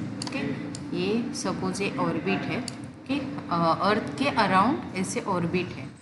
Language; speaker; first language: Hindi; non-native, local second language; Marathi